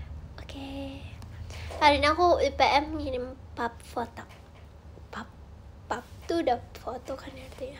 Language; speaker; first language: Indonesian; native; Indonesian